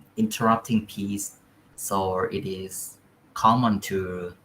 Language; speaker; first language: English; non-native, fluent; Thai